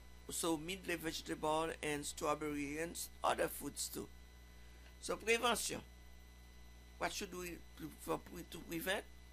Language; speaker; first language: English; non-native, fluent; Haitian Creole